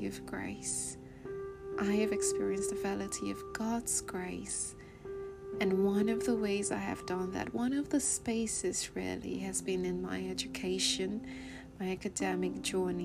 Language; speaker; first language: English; non-native, local second language; Igbo